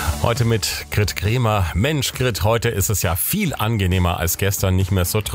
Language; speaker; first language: German; native; German